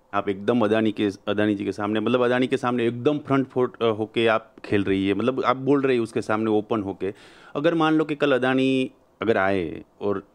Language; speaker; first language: Hindi; native; Hindi